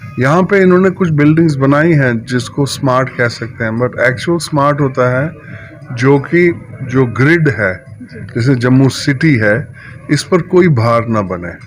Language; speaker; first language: Hindi; non-native, local second language; Kashmiri